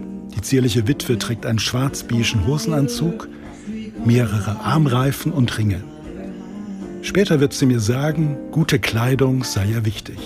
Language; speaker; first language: German; native; German